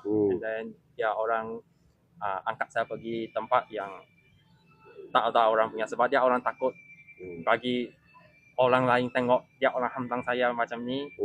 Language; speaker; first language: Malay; non-native, local second language; Chinese